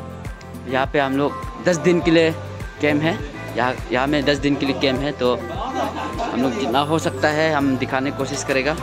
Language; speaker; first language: Hindi; non-native, local second language; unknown